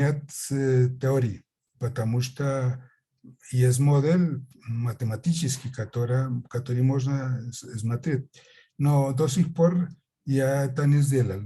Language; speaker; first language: Russian; non-native, fluent; Spanish